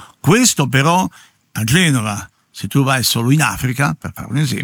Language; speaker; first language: Italian; native; Italian